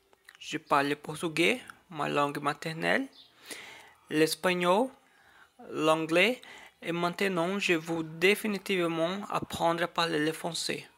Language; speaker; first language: French; non-native, learner; Portuguese